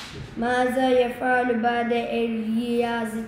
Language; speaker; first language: Arabic; non-native, learner; Turkish